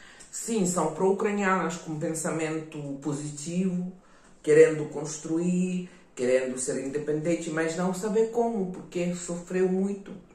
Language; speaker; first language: Portuguese; non-native, fluent; Ukrainian